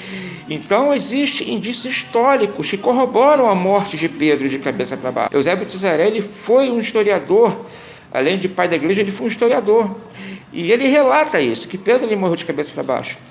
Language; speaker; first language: Portuguese; native; Portuguese